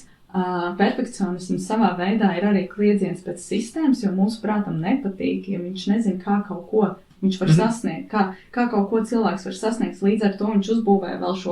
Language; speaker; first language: Latvian; native; Latvian